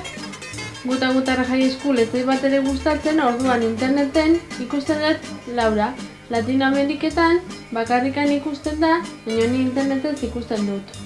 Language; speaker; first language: Basque; non-native, local second language; Spanish